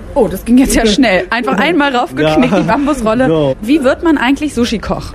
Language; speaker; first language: German; native; German